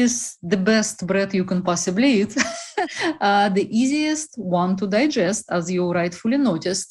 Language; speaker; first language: English; non-native, fluent; Russian